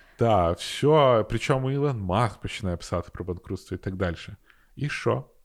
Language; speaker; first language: Ukrainian; non-native, local second language; Russian